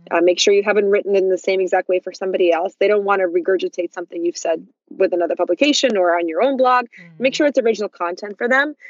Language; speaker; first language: English; early bilingual, other home language; Russian